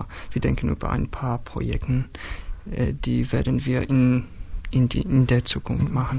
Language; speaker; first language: German; non-native, learner; Polish